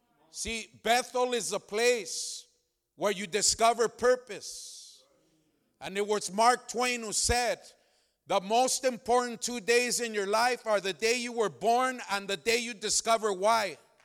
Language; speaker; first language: English; early bilingual, other home language; Spanish